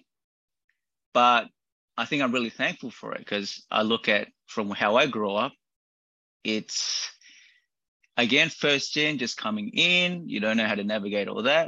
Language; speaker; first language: English; native; English